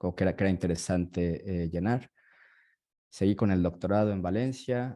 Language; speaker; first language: Spanish; native; Spanish